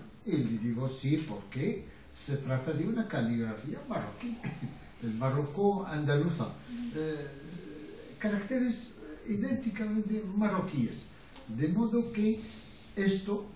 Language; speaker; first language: Spanish; non-native, fluent; Arabic